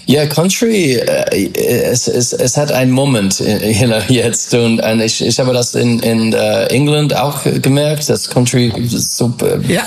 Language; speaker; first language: German; non-native, learner; English